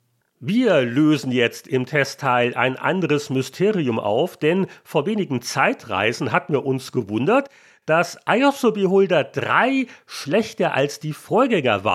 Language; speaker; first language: German; native; German